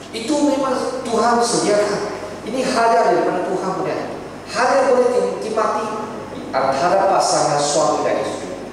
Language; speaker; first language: Malay; non-native, local second language; Chinese